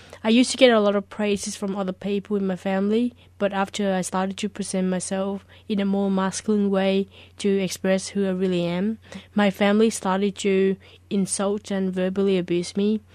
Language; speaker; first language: English; early bilingual, other home language; Vietnamese